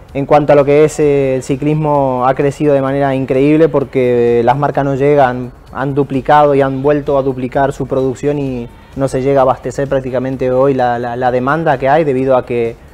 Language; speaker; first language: Spanish; native; Spanish